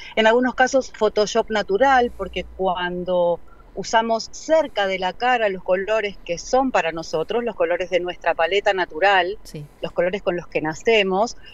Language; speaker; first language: Spanish; native; Spanish